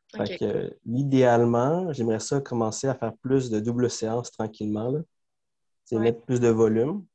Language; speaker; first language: French; early bilingual, other home language; Spanish